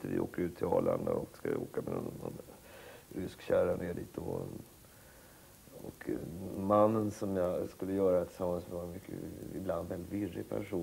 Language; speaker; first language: Swedish; native; Swedish